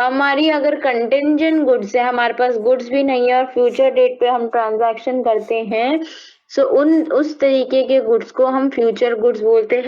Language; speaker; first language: Hindi; native; Hindi